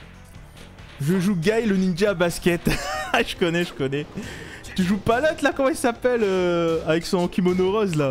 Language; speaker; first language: French; native; French